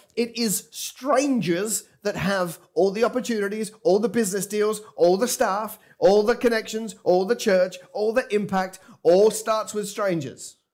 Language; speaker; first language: English; native; English